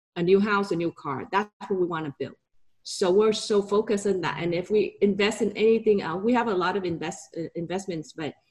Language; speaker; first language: English; non-native, fluent; Vietnamese